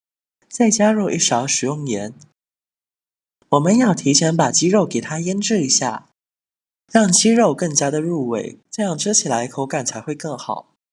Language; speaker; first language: Chinese; native; Chinese